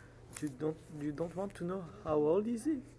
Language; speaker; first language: English; non-native, fluent; French